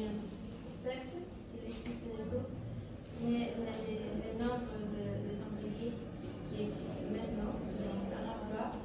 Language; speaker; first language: French; non-native, learner; Spanish